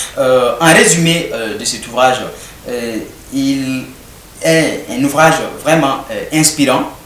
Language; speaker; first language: French; non-native, local second language; Bambara